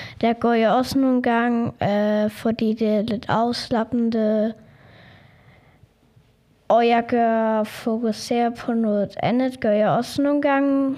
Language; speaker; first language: Danish; non-native, local second language; German